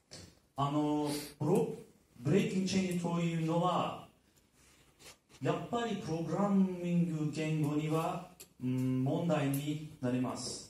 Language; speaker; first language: Japanese; non-native, learner; Turkish